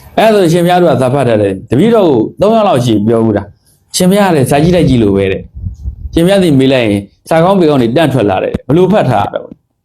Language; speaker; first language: Burmese; native; Burmese